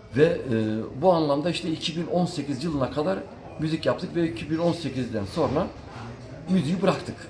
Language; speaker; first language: Turkish; early bilingual, heritage; Turkish